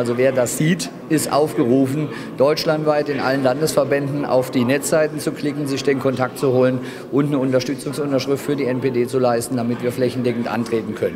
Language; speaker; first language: German; native; German